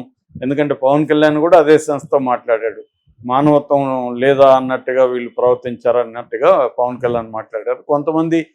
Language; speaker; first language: Telugu; native; Telugu